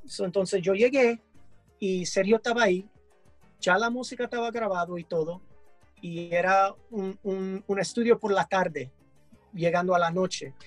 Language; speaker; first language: Spanish; early bilingual, heritage; English